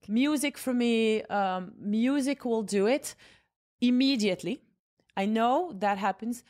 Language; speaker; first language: English; non-native, fluent; Arabic